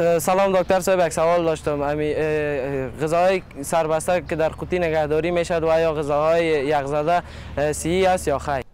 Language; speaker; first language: Persian; native; Persian